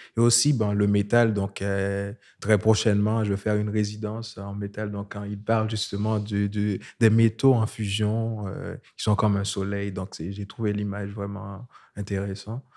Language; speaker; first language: French; non-native, local second language; Haitian Creole